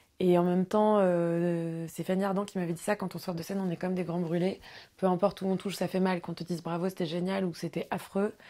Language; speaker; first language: French; native; French